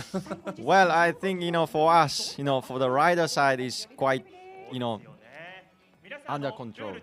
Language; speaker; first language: English; non-native, fluent; Japanese